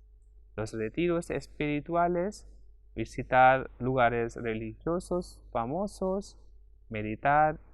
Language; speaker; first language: Spanish; non-native, fluent; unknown